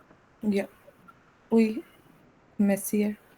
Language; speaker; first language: French; non-native, learner; Hindi